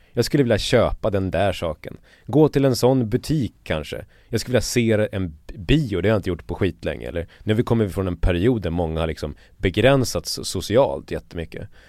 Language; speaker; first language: Swedish; native; Swedish